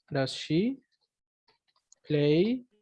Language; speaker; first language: English; non-native, fluent; Arabic